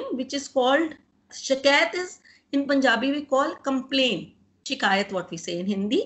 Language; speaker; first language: English; non-native, local second language; Punjabi